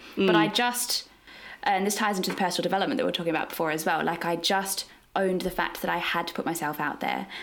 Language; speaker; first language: English; native; English